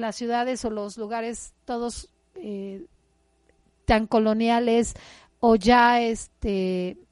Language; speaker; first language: Spanish; native; Spanish